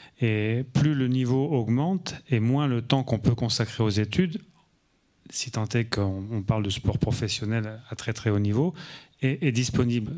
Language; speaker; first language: French; native; French